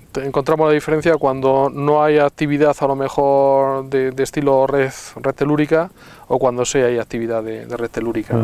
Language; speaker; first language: Spanish; native; Spanish